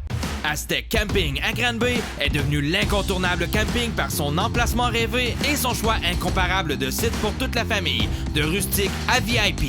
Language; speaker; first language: French; native; French